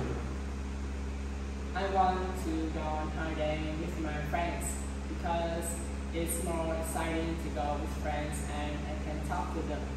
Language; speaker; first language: English; non-native, learner; Vietnamese